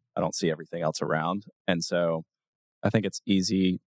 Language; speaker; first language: English; native; English